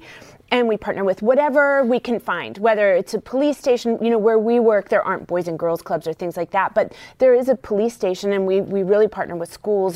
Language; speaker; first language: English; native; English